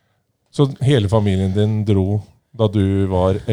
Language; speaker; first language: Norwegian; native; Norwegian